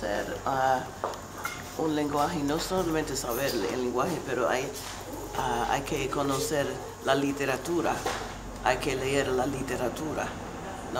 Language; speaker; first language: Spanish; non-native, fluent; English